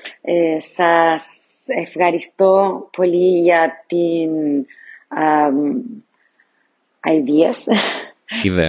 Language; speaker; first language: Greek; non-native, learner; Portuguese